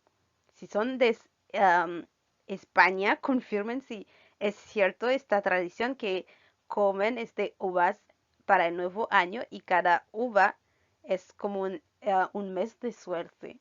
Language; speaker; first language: Spanish; non-native, fluent; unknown